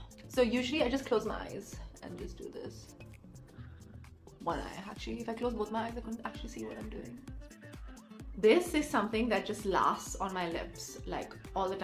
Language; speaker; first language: English; non-native, local second language; Hindi